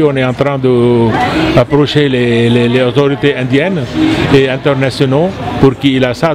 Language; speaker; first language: French; non-native, fluent; Punjabi